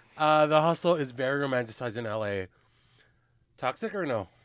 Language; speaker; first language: English; early bilingual, other home language; Filipino